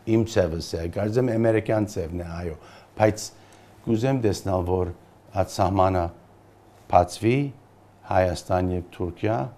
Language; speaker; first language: Armenian; early bilingual, heritage; Armenian